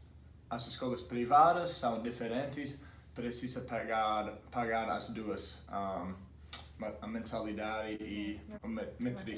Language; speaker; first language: Portuguese; non-native, fluent; English